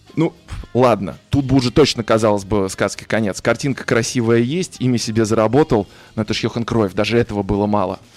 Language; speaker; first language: Russian; native; Russian